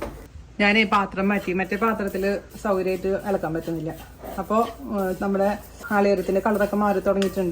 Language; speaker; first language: Malayalam; native; Malayalam